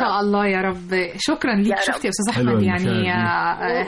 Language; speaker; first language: Arabic; native; Arabic